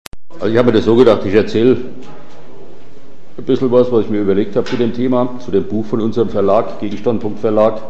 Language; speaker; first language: German; native; German